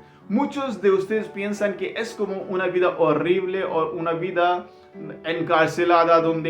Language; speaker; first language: Spanish; non-native, learner; Hindi